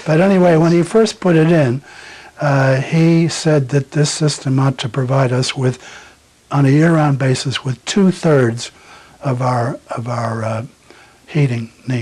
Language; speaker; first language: English; native; English